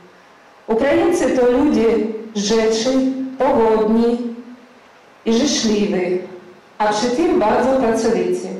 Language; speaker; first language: Polish; non-native, learner; Ukrainian